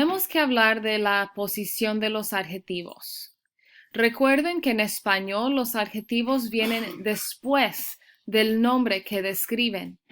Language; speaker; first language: Spanish; early bilingual, heritage; Spanish